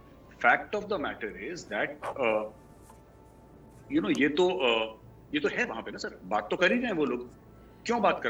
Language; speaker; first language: Hindi; native; Hindi